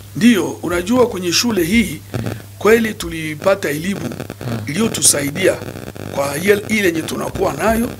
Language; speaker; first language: Swahili; non-native, local second language; Nande